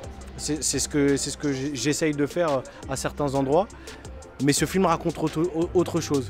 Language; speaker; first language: French; native; French